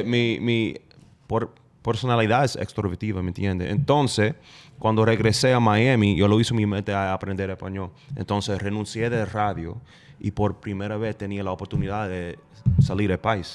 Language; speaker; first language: Spanish; non-native, fluent; English